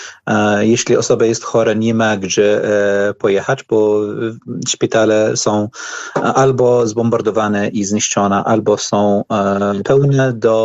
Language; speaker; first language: Polish; non-native, learner; Arabic